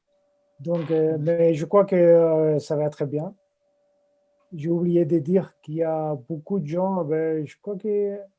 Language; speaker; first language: French; non-native, fluent; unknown